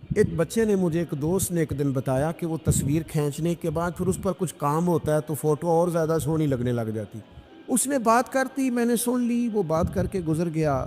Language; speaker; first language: Urdu; non-native, local second language; Punjabi